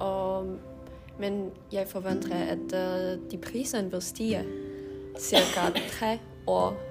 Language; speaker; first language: Danish; non-native, learner; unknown